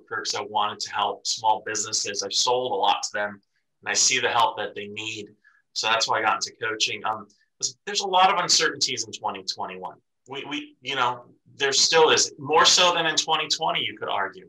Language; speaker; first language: English; native; English